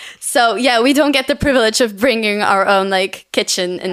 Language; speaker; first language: English; non-native, fluent; Portuguese